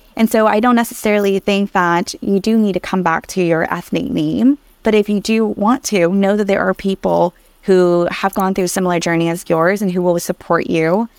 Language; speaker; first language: English; early bilingual, other home language; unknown